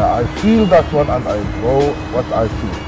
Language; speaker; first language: English; non-native, learner; Arabic